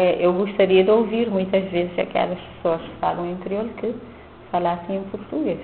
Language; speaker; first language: Portuguese; non-native, local second language; Kabuverdianu